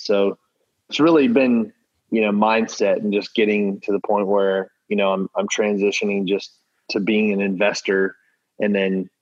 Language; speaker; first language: English; native; English